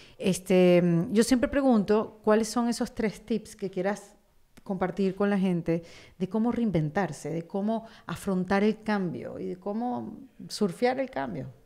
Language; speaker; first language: Spanish; native; Spanish